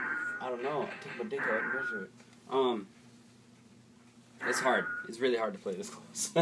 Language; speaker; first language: English; native; English